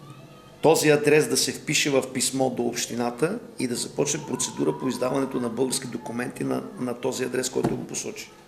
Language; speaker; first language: Bulgarian; native; Bulgarian